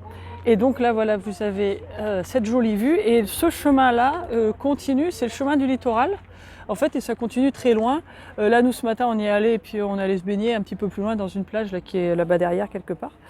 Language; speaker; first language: French; native; French